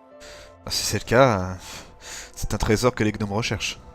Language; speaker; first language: French; native; French